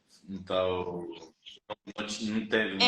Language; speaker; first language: Portuguese; non-native, fluent; Spanish